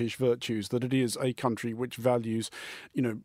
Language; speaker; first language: English; native; English